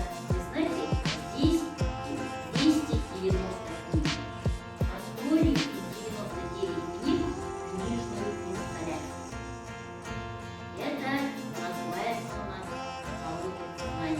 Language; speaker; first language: Russian; non-native, local second language; Kazakh